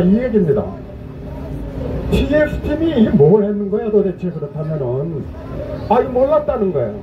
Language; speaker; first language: Korean; native; Korean